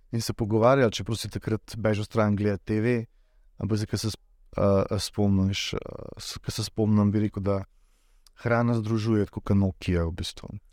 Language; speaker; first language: Slovenian; native; Slovenian